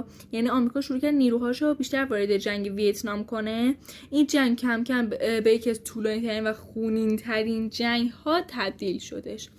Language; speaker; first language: Persian; native; Persian